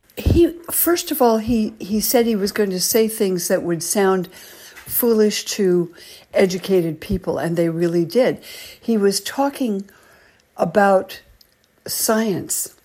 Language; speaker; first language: English; native; English